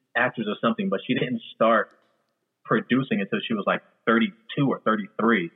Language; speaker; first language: English; native; English